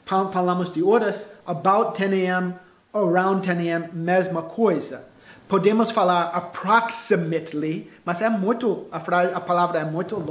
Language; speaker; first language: Portuguese; non-native, fluent; English